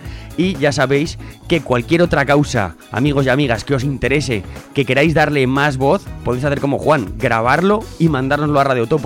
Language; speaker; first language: Spanish; native; Spanish